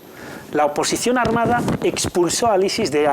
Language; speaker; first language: Spanish; native; Spanish